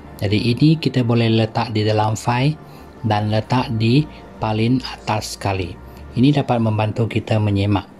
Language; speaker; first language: Malay; non-native, local second language; Chinese